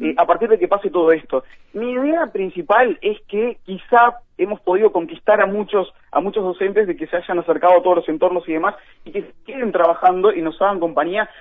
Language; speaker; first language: Spanish; native; Spanish